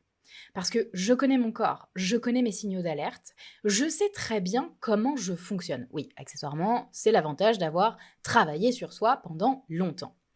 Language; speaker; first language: French; native; French